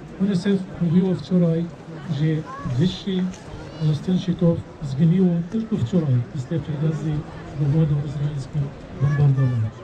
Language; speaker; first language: Polish; non-native, fluent; Arabic